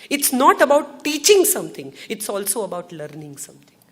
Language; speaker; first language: English; non-native, local second language; Gujarati